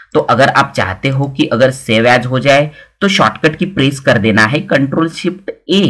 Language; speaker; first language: Hindi; non-native, local second language; Marathi